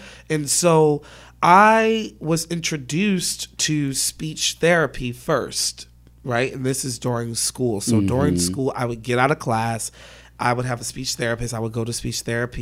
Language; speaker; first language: English; native; English